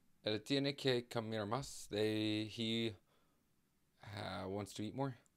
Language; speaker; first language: Spanish; non-native, learner; English